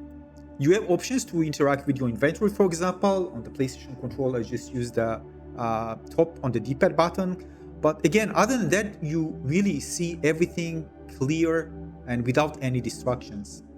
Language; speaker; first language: English; non-native, fluent; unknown